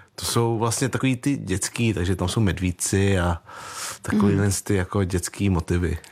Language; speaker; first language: Czech; early bilingual, other home language; Vietnamese